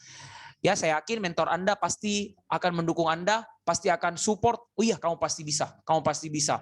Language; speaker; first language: Indonesian; native; Indonesian